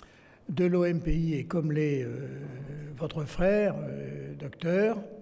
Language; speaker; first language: French; native; French